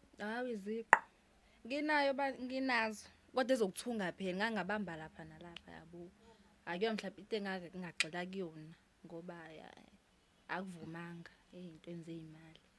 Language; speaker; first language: Zulu; native; Zulu